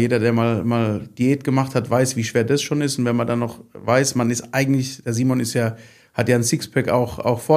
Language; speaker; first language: German; native; German